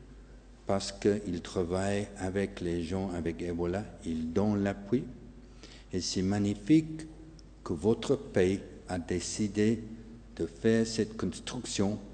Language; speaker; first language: French; non-native, fluent; English